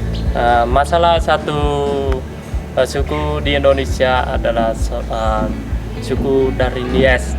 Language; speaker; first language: Indonesian; non-native, learner; Vietnamese